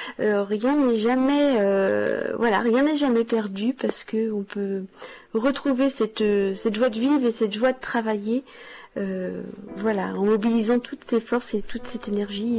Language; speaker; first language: French; native; French